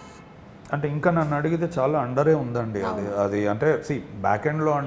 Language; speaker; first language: Telugu; native; Telugu